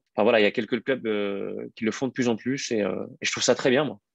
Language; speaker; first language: French; native; French